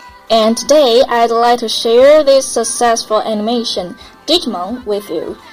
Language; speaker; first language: English; non-native, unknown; Chinese